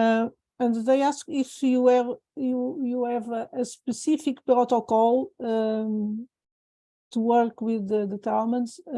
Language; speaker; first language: English; non-native, fluent; Portuguese